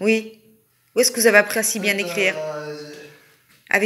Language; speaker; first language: French; native; French